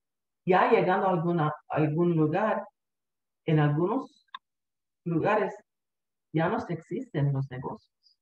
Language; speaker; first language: Spanish; early bilingual, heritage; Spanish